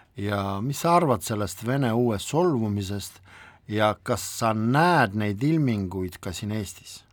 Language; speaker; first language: Estonian; non-native, local second language; Russian